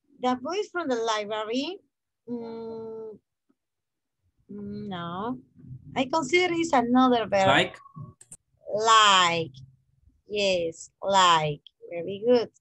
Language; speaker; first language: English; non-native, fluent; Spanish